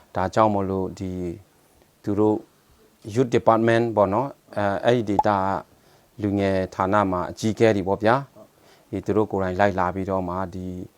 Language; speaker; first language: Burmese; non-native, local second language; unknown